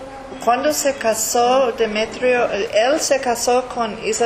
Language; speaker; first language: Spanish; early bilingual, heritage; English